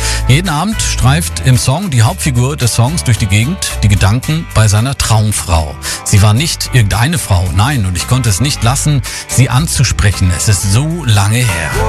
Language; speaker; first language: German; native; German